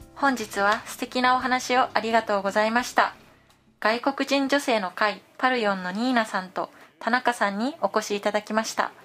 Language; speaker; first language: Japanese; native; Japanese